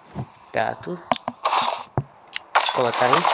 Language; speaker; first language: Portuguese; non-native, learner; Spanish